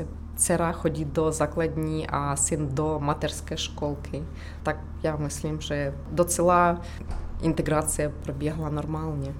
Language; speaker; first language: Czech; non-native, learner; Ukrainian